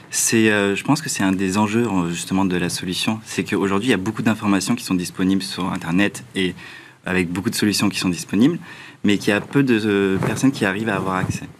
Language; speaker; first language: French; native; French